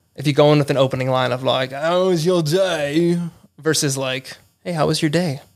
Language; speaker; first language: English; native; English